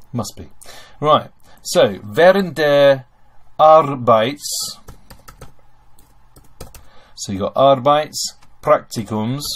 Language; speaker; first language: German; non-native, fluent; English